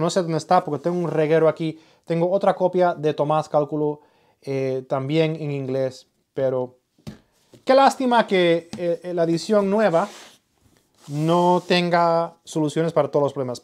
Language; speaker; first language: Spanish; early bilingual, heritage; Spanish